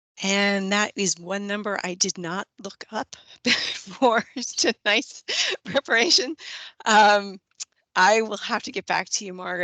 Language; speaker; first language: English; native; English